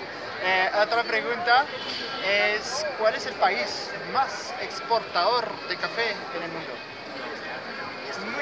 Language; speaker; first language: Spanish; non-native, fluent; French